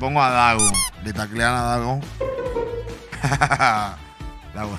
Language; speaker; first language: Spanish; native; Spanish